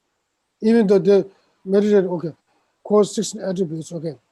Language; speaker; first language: English; non-native, fluent; Tibetan